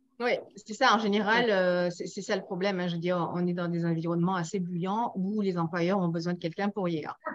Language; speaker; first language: French; native; French